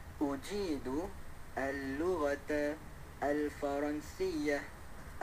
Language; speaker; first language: Arabic; non-native, learner; Malay